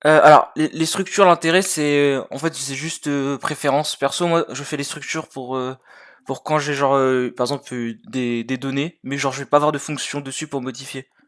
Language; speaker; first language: French; native; French